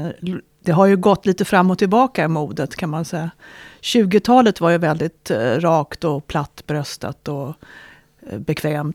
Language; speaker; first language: Swedish; native; Swedish